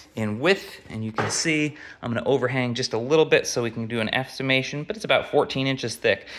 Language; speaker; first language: English; native; English